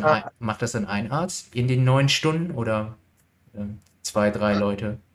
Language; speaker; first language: German; non-native, learner; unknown